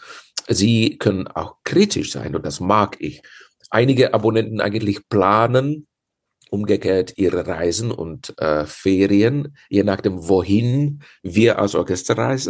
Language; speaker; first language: German; non-native, fluent; Czech